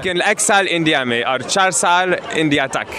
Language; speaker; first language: Hindi; non-native, learner; German